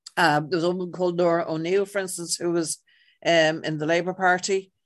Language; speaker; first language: English; native; English